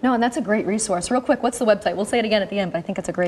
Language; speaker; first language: English; native; English